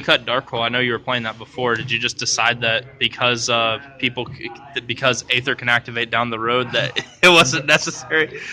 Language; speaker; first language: English; native; English